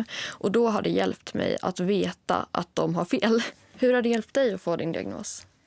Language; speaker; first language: Swedish; native; Swedish